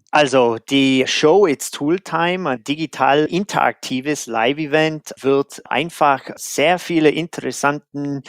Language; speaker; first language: German; non-native, fluent; English